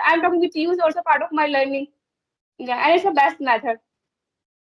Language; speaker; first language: English; non-native, learner; Hindi